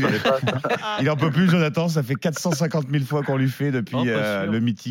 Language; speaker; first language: French; native; French